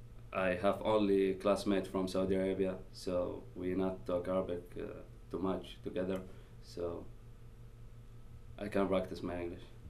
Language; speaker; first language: English; non-native, learner; Arabic